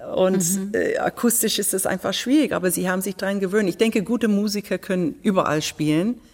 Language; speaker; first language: German; non-native, fluent; English